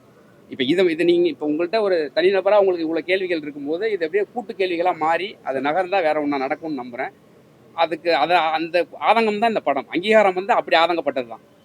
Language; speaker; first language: Tamil; native; Tamil